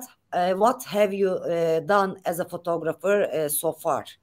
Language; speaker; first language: English; non-native, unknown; Turkish